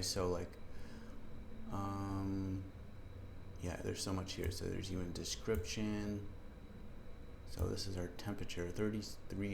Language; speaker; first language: English; native; English